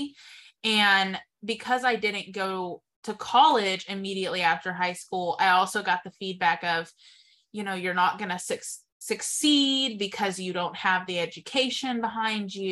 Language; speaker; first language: English; native; English